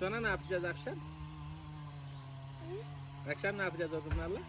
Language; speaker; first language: Turkish; native; Turkish